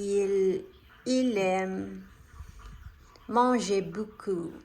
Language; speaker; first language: French; non-native, learner; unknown